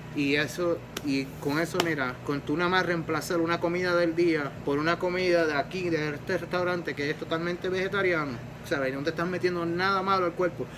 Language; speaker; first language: Spanish; native; Spanish